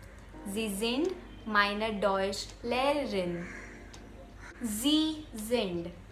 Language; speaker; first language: German; non-native, fluent; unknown